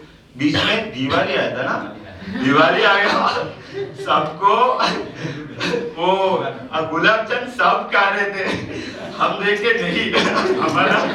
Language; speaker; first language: Hindi; non-native, local second language; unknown